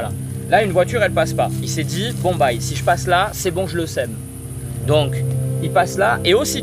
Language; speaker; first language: French; native; French